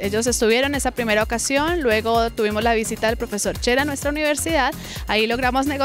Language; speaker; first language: Spanish; native; Spanish